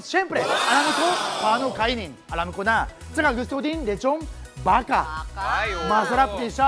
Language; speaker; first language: Filipino; non-native, fluent; Japanese